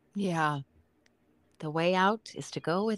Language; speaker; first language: English; native; English